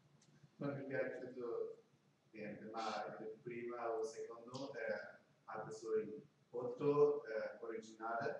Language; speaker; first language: Italian; non-native, learner; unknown